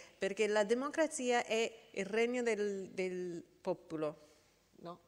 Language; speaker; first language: Italian; non-native, learner; English